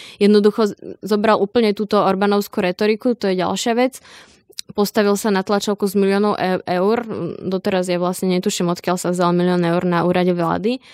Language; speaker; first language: Slovak; native; Slovak